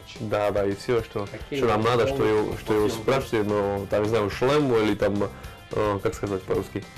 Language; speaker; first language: Russian; non-native, learner; Slovak